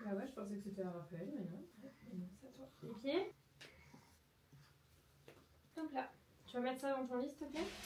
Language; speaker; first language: French; native; French